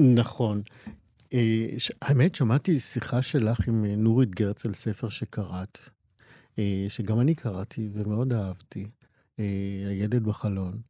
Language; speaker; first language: Hebrew; native; Hebrew